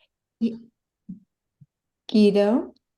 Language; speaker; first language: Spanish; non-native, fluent; English